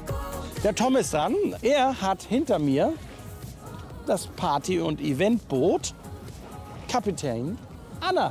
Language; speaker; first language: German; native; German